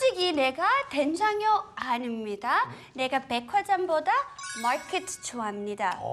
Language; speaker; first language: Korean; non-native, learner; English